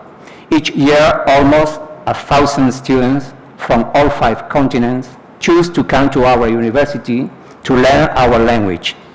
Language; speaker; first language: English; non-native, fluent; Spanish